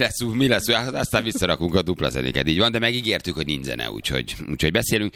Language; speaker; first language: Hungarian; native; Hungarian